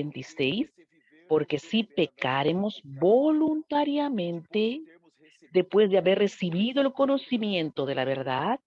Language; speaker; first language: Spanish; non-native, fluent; Portuguese